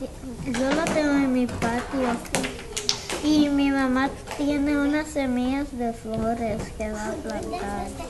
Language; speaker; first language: Spanish; early bilingual, other home language; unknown